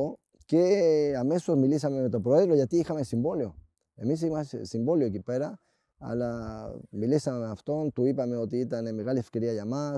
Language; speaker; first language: Greek; non-native, fluent; Spanish